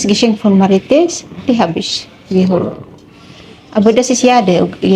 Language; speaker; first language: German; non-native, learner; Filipino